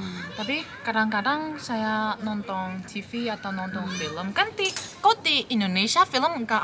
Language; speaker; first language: Indonesian; non-native, fluent; Chinese